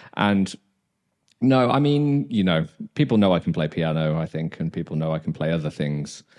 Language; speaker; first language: English; native; English